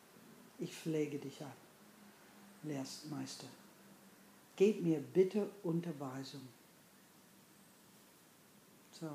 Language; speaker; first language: German; non-native, fluent; English